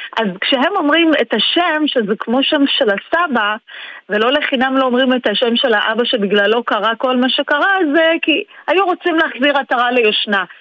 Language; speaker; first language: Hebrew; early bilingual, other home language; Persian